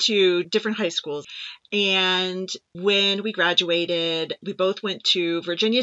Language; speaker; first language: English; native; English